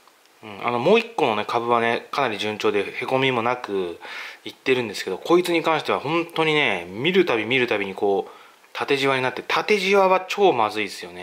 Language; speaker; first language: Japanese; native; Japanese